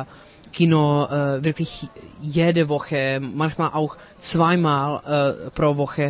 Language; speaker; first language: German; non-native, fluent; Czech